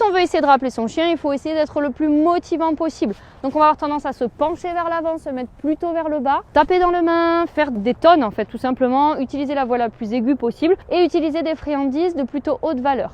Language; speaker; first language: French; native; French